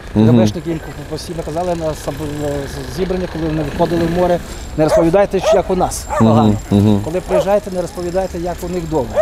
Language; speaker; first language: Ukrainian; non-native, local second language; Russian